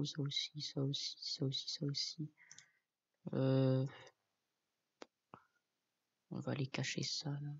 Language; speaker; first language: French; native; French